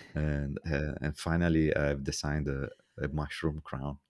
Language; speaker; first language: English; non-native, fluent; Italian